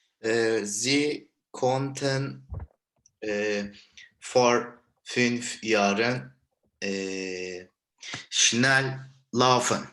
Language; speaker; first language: German; non-native, learner; Turkish